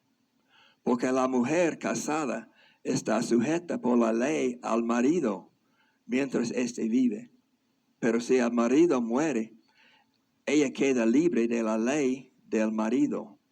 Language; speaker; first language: Spanish; non-native, fluent; English